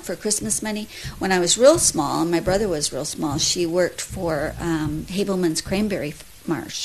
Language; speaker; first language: English; native; English